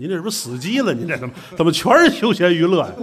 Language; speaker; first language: Chinese; native; Chinese